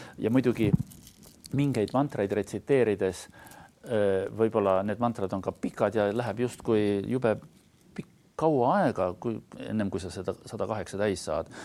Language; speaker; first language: Estonian; native; Estonian